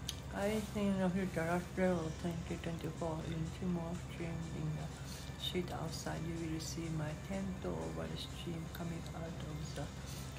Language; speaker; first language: English; non-native, fluent; Japanese